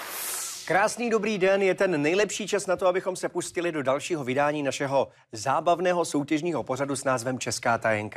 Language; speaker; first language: Czech; native; Czech